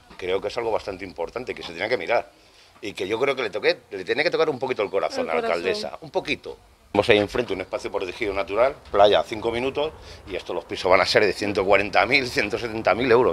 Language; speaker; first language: Spanish; native; Spanish